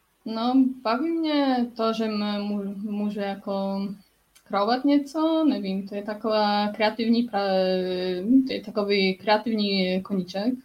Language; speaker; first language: Czech; non-native, learner; Polish